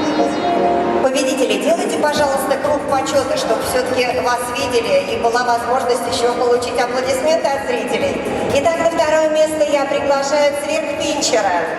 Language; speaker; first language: Russian; native; Russian